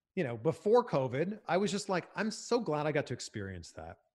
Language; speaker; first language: English; native; English